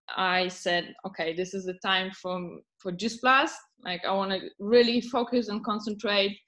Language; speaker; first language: English; non-native, fluent; Polish